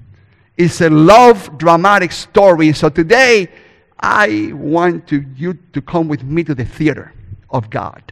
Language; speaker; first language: English; non-native, fluent; Spanish